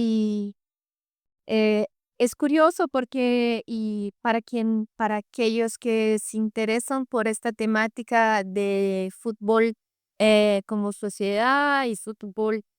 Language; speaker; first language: Spanish; non-native, fluent; Portuguese